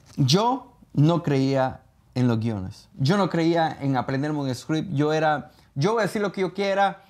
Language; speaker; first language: Spanish; native; Spanish